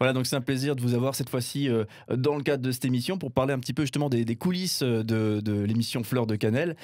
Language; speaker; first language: French; native; French